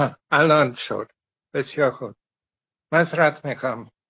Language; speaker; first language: Persian; non-native, fluent; English